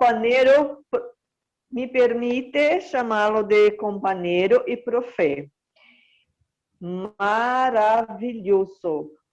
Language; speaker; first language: Spanish; non-native, learner; Portuguese